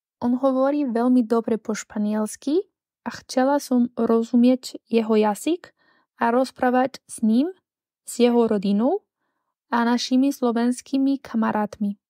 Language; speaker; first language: Slovak; non-native, learner; Spanish